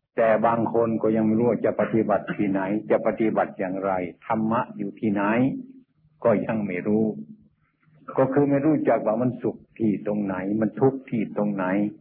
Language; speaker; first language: Thai; native; Thai